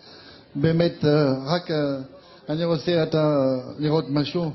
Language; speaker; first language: Hebrew; non-native, learner; French